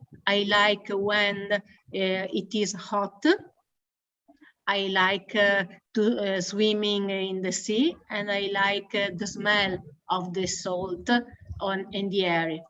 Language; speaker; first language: English; non-native, learner; Italian